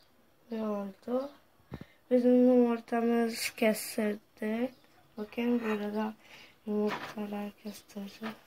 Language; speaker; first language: Turkish; non-native, learner; Urdu